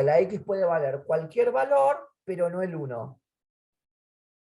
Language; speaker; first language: Spanish; native; Spanish